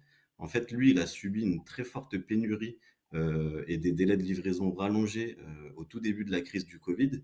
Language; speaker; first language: French; native; French